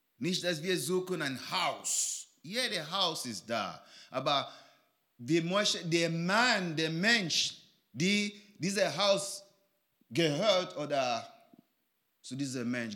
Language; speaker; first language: German; non-native, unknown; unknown